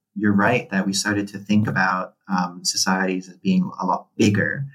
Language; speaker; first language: English; non-native, local second language; Cantonese